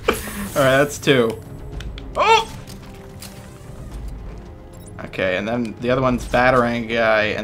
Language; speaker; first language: English; native; English